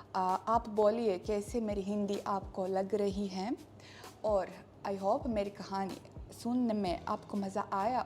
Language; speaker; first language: Hindi; non-native, fluent; Russian